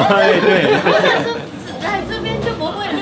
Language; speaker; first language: Chinese; non-native, fluent; Japanese